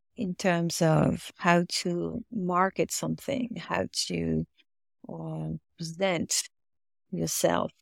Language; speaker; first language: English; non-native, fluent; French